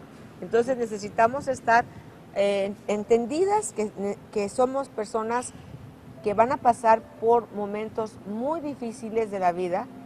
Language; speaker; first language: Spanish; native; Spanish